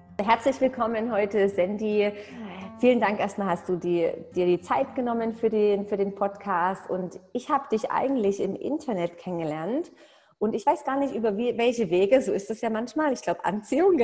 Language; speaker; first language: German; native; German